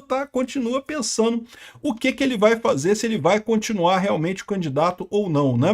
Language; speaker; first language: Portuguese; native; Portuguese